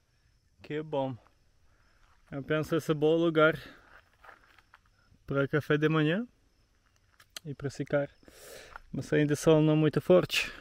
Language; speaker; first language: Portuguese; non-native, learner; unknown